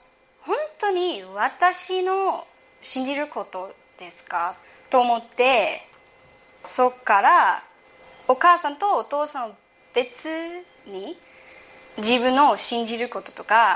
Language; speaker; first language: Japanese; early bilingual, heritage; English